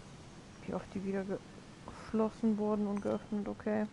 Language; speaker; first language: German; native; German